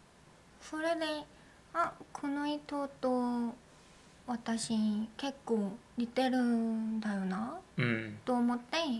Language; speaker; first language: Japanese; non-native, learner; Korean